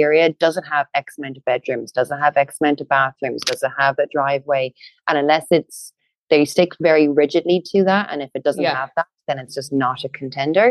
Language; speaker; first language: English; native; English